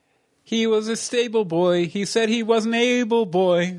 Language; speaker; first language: English; native; English